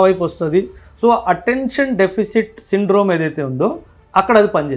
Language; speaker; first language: Telugu; non-native, local second language; Punjabi